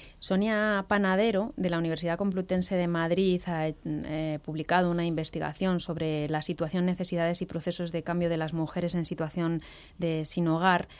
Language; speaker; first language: Spanish; native; Spanish